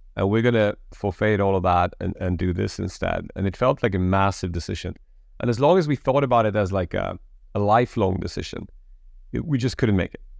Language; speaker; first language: English; early bilingual, other home language; Polish